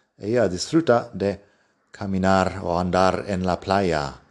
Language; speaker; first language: Spanish; non-native, fluent; English